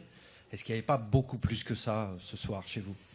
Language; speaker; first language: French; native; French